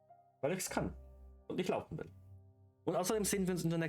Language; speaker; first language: German; native; German